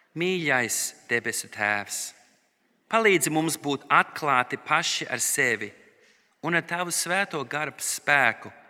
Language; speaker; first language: Latvian; early bilingual, heritage; Latvian